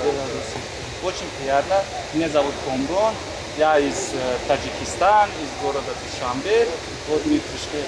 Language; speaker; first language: Russian; non-native, local second language; Tajik